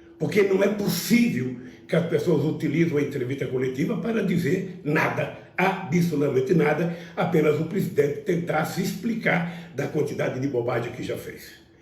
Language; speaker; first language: Portuguese; native; Portuguese